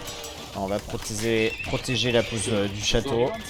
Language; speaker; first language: French; native; French